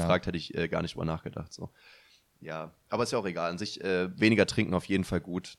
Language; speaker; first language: German; native; German